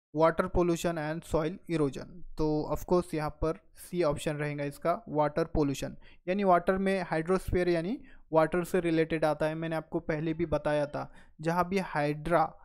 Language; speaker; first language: Hindi; non-native, local second language; Marathi